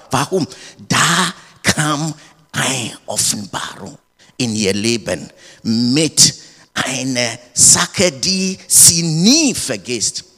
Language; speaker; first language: German; non-native, learner; English